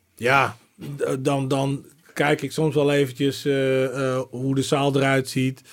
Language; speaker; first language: Dutch; native; Dutch